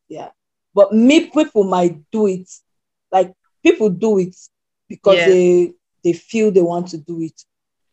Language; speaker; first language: English; non-native, local second language; Igbo